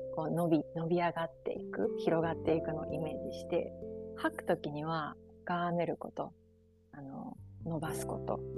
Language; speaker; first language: Japanese; early bilingual, other home language; Chinese